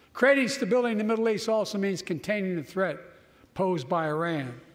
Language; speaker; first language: English; native; English